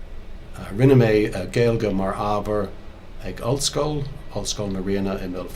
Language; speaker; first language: Irish; non-native, local second language; English